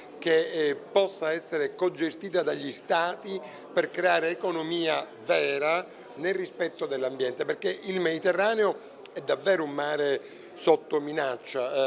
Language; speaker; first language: Italian; native; Italian